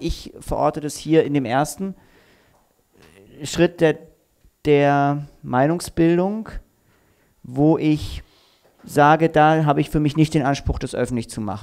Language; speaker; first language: German; native; German